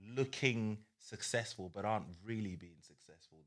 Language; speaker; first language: English; native; English